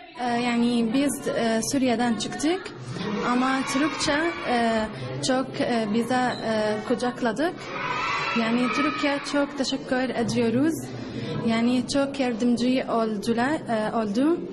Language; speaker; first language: Turkish; non-native, learner; Arabic